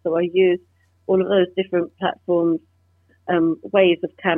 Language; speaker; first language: English; native; English